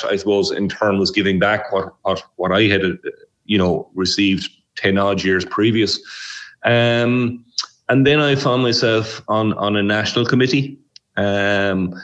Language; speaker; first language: English; native; English